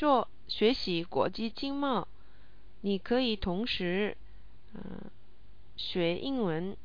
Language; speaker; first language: Chinese; non-native, learner; English